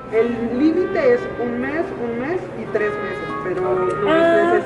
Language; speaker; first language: Spanish; native; Spanish